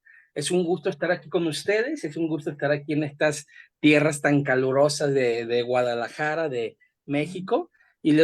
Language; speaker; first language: Spanish; native; Spanish